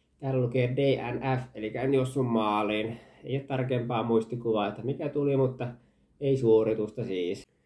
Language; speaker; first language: Finnish; early bilingual, heritage; Finnish